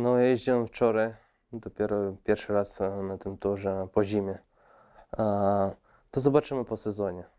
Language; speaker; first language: Polish; non-native, fluent; Russian